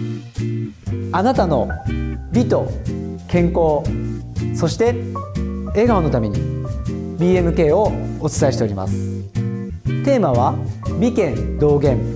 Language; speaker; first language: Japanese; native; Japanese